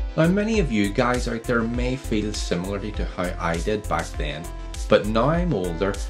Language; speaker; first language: English; native; English